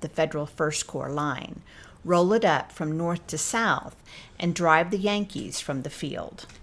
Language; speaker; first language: English; native; English